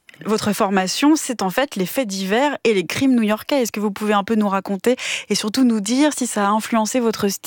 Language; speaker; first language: French; native; French